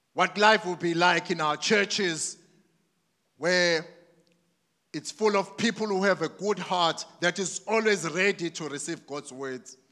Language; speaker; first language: English; non-native, local second language; Zulu